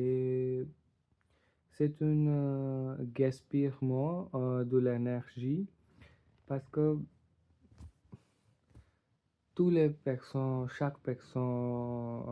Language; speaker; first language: French; non-native, learner; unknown